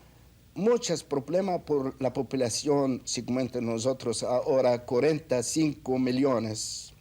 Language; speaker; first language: Spanish; non-native, fluent; Arabic